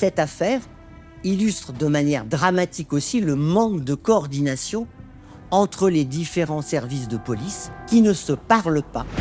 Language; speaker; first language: French; native; French